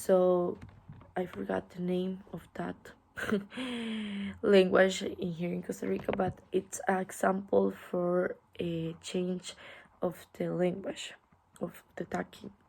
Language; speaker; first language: English; non-native, learner; Spanish